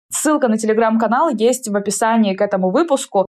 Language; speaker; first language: Russian; native; Russian